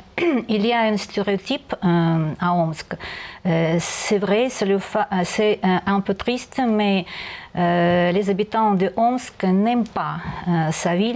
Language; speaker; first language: French; non-native, learner; Russian